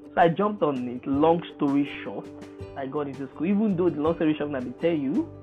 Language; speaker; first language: English; non-native, local second language; Yoruba